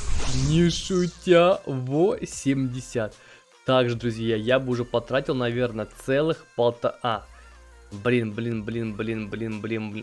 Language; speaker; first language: Russian; native; Russian